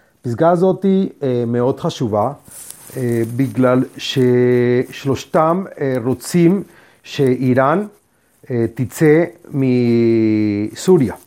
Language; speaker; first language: Hebrew; non-native, fluent; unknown